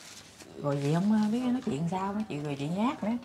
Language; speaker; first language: Vietnamese; native; Vietnamese